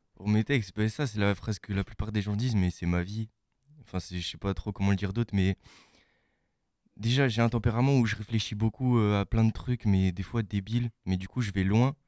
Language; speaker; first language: French; native; French